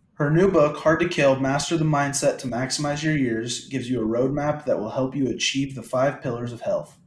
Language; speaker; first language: English; native; English